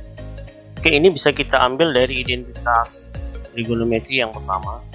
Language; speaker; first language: Indonesian; native; Indonesian